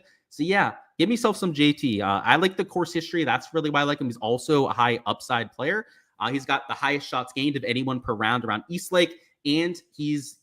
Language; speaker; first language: English; native; English